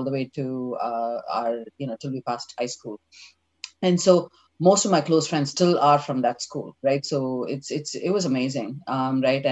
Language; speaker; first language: English; non-native, local second language; Tamil